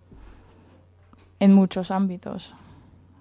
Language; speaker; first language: Spanish; non-native, fluent; German